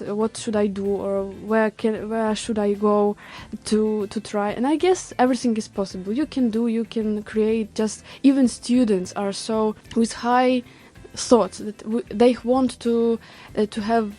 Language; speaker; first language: English; non-native, learner; Ukrainian